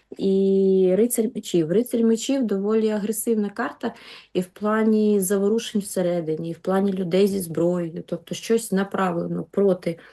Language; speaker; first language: Ukrainian; native; Ukrainian